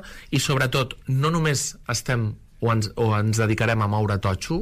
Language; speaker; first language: Catalan; native; Catalan